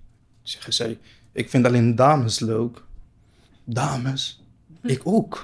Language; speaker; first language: Dutch; non-native, learner; Arabic